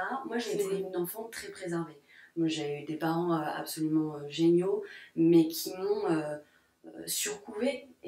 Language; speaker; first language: French; native; French